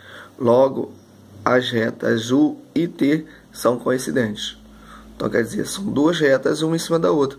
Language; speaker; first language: Portuguese; native; Portuguese